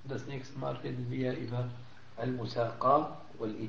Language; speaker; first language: German; non-native, fluent; Arabic